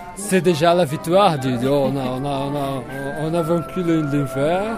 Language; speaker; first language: French; non-native, fluent; Portuguese